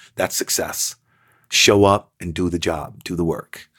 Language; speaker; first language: English; native; English